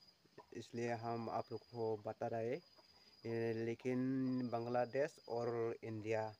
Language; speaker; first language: Hindi; non-native, local second language; Garo